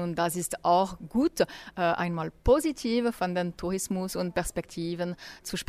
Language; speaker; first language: German; non-native, local second language; French